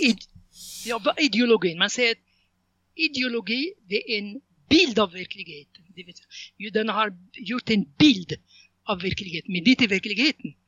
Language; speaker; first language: Swedish; non-native, fluent; Arabic